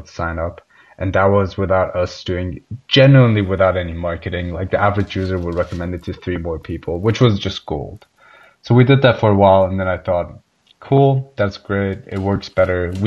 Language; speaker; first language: English; non-native, fluent; Persian